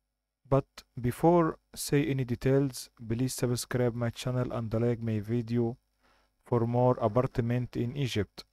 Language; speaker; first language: English; non-native, learner; Arabic